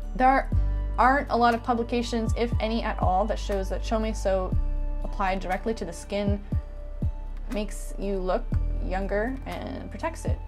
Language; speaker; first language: English; native; English